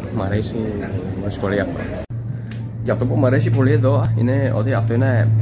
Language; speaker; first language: Greek; non-native, learner; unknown